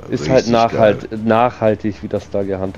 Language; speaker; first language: German; native; German